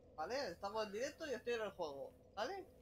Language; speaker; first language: Spanish; native; Spanish